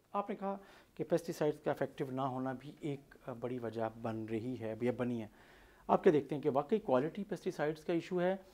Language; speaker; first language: Urdu; non-native, local second language; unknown